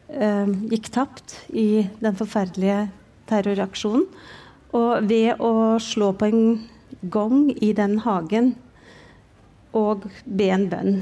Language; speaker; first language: Norwegian; native; Norwegian